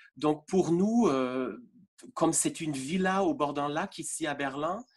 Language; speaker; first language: French; non-native, fluent; German